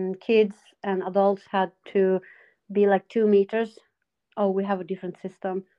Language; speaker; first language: English; non-native, fluent; Swedish